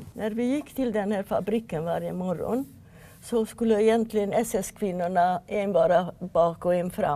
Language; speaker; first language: Swedish; non-native, fluent; Yiddish